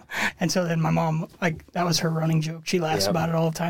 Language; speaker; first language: English; native; English